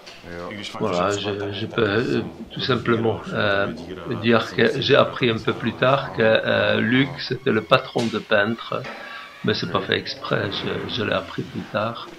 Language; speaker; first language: French; non-native, fluent; Czech